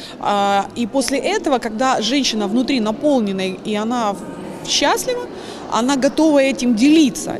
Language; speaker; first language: Russian; native; Russian